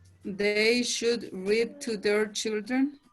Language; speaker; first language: English; non-native, learner; Spanish